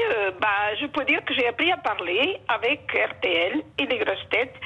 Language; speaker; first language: French; non-native, fluent; Portuguese